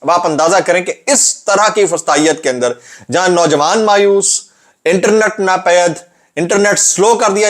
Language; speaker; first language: Urdu; native; Urdu